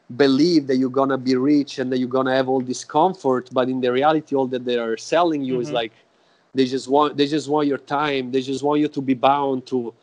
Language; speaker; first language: English; non-native, fluent; Italian